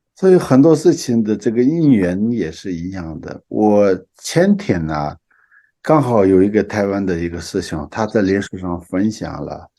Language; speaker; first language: Chinese; non-native, local second language; Tibetan